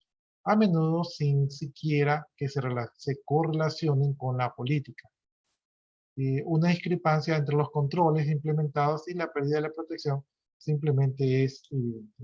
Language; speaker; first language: Spanish; native; Spanish